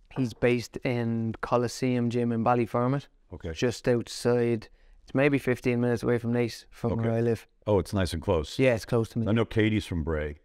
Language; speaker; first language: English; native; English